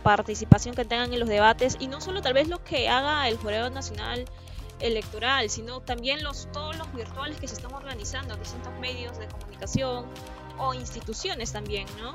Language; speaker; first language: Spanish; native; Spanish